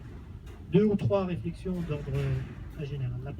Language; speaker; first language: French; native; French